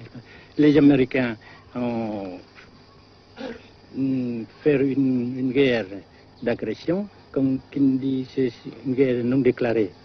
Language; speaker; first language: French; non-native, local second language; Vietnamese